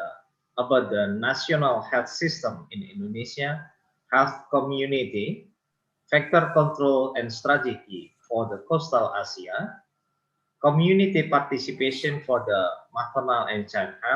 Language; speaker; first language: English; non-native, local second language; Indonesian